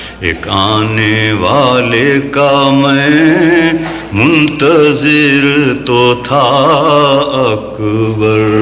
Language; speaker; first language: Urdu; native; Urdu